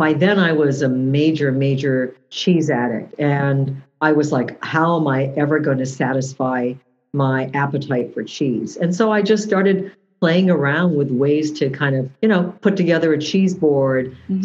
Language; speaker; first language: English; early bilingual, other home language; Japanese